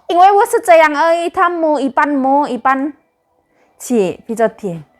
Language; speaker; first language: Chinese; non-native, learner; Javanese